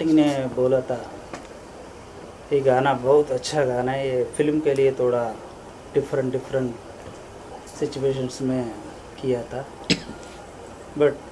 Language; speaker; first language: Hindi; non-native, local second language; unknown